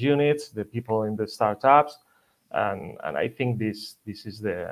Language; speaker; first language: English; non-native, fluent; Spanish